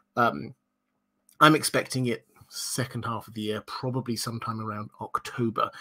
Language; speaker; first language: English; native; English